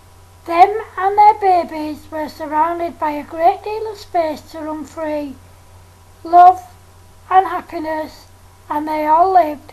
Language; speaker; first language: English; native; English